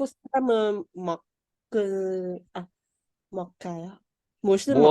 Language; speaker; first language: Korean; non-native, learner; Vietnamese